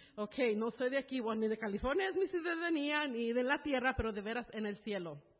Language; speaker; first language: Spanish; early bilingual, heritage; Spanish